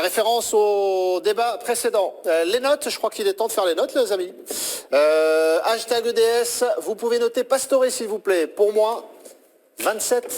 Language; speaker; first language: French; native; French